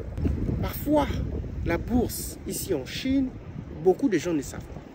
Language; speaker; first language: French; non-native, local second language; Lingala